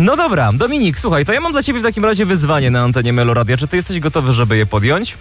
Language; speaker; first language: Polish; native; Polish